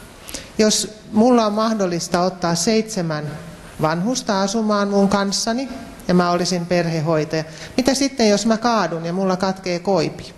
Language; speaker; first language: Finnish; non-native, local second language; Swedish